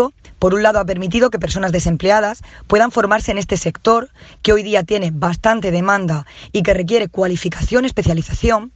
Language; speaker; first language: Spanish; native; Spanish